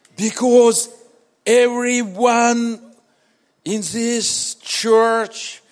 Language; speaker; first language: English; non-native, learner; Russian